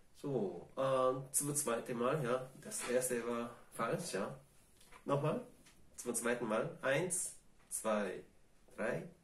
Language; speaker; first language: German; non-native, fluent; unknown